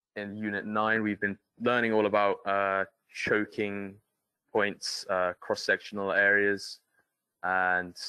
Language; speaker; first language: English; native; English